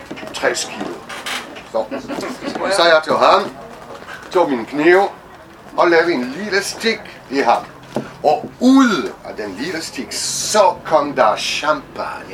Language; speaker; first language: Danish; non-native, fluent; French